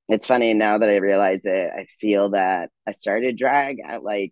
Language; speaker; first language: English; native; English